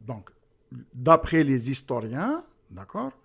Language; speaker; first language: French; non-native, local second language; Arabic